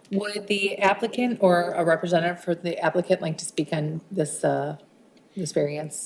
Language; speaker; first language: English; early bilingual, other home language; Arabic